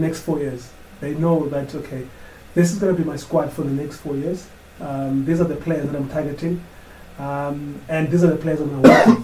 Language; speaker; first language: English; non-native, local second language; Xhosa